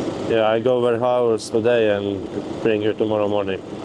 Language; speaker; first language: English; non-native, learner; Ukrainian